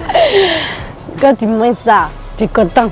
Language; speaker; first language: French; non-native, local second language; Fula